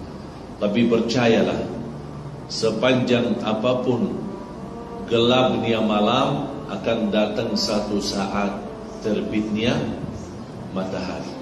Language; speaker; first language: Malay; non-native, fluent; Arabic